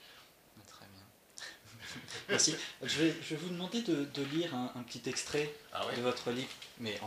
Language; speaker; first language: French; native; French